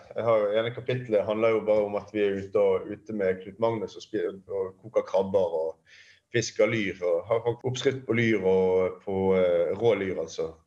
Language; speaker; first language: Norwegian; native; Norwegian